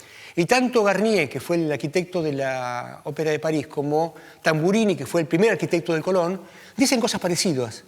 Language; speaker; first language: Spanish; native; Spanish